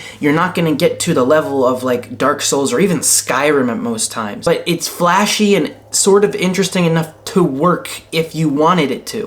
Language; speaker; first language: English; native; English